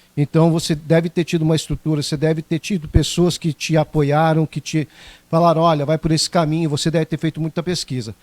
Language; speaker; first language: Portuguese; native; Portuguese